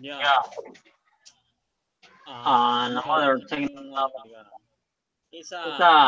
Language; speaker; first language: English; non-native, learner; Spanish